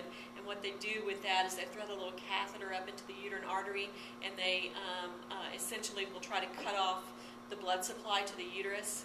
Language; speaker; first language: English; native; English